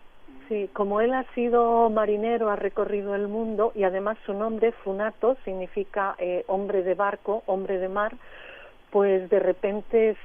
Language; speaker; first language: Spanish; native; Spanish